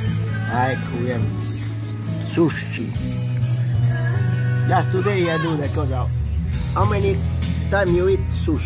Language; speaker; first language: English; non-native, learner; Italian